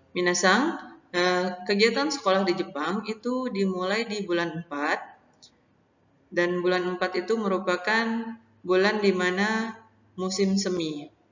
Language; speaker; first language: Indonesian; native; Indonesian